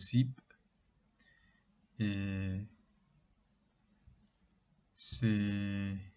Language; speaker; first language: French; non-native, learner; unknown